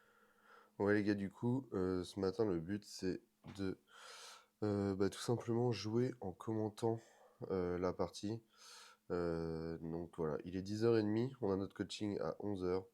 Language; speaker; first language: French; native; French